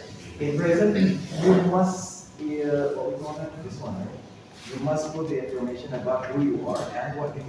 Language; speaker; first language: English; non-native, fluent; Indonesian